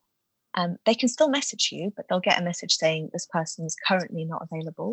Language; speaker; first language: English; native; English